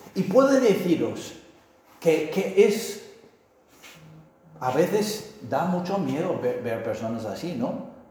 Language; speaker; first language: Spanish; non-native, fluent; English